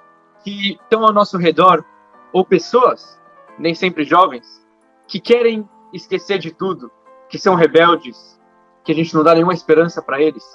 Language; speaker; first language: Portuguese; native; Portuguese